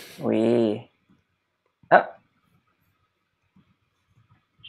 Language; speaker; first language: French; non-native, fluent; English